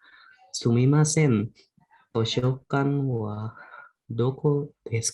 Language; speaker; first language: Japanese; non-native, learner; Indonesian